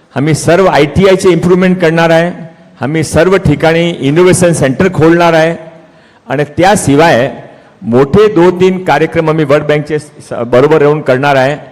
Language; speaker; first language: Marathi; non-native, local second language; Hindi